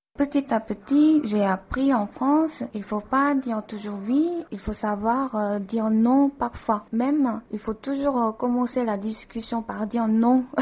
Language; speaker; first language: French; non-native, fluent; Korean